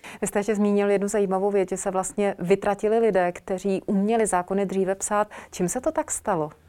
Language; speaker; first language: Czech; native; Czech